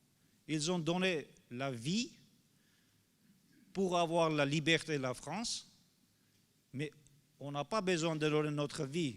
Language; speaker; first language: French; non-native, fluent; Armenian